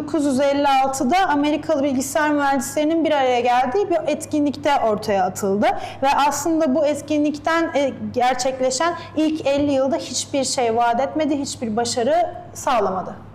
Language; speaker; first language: Turkish; native; Turkish